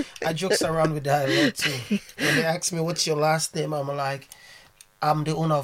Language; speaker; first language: English; non-native, local second language; Krio